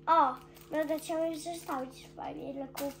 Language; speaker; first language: Polish; early bilingual, heritage; Polish